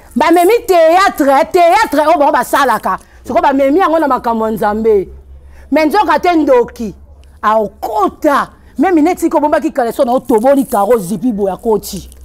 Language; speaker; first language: Lingala; non-native, local second language; Kongo